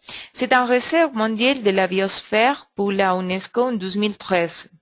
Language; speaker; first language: French; non-native, learner; Spanish